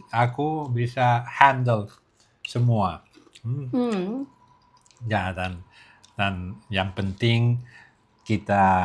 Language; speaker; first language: Indonesian; non-native, learner; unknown